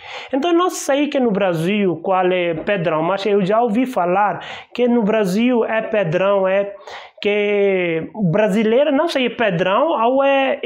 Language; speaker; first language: Portuguese; non-native, learner; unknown